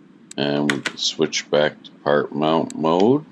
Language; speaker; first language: English; native; English